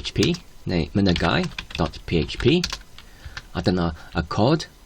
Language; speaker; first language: Welsh; non-native, learner; Polish